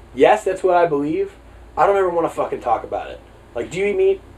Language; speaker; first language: English; native; English